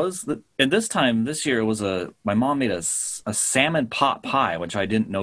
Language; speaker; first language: English; native; English